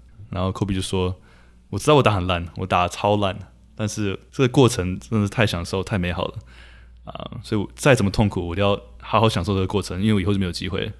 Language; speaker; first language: Chinese; native; Chinese